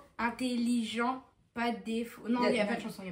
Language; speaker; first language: French; native; French